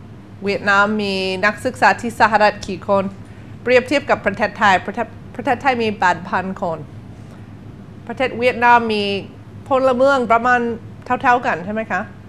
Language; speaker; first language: Thai; non-native, learner; English